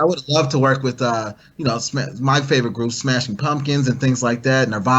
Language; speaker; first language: English; native; English